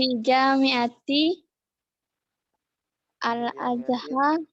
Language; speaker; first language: Arabic; non-native, learner; Indonesian